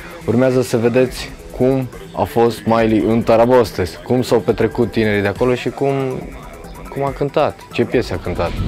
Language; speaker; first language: Romanian; native; Romanian